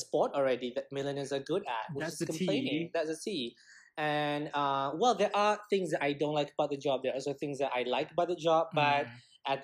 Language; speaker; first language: English; non-native, local second language; Malay